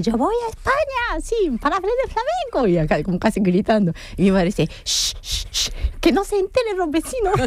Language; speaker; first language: Spanish; non-native, fluent; Japanese